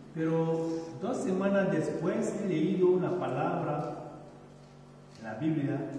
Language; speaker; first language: Spanish; non-native, fluent; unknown